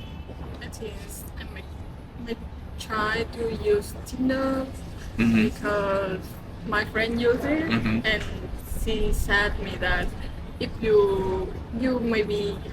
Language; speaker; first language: English; non-native, learner; Vietnamese